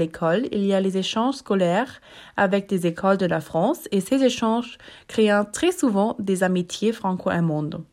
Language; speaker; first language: French; non-native, learner; German